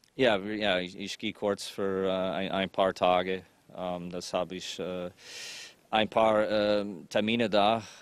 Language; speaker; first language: German; non-native, fluent; English